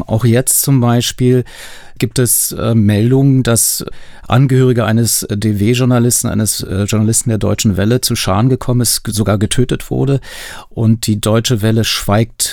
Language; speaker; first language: German; native; German